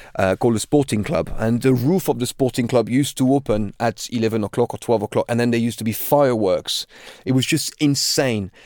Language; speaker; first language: English; non-native, fluent; French